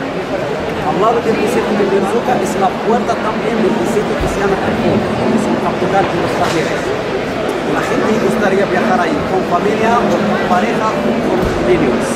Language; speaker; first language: Spanish; non-native, learner; Arabic